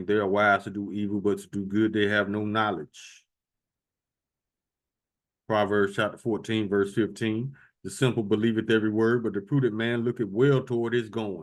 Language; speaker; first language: English; native; English